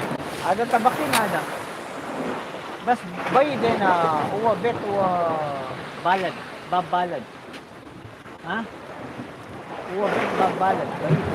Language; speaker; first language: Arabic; non-native, learner; Filipino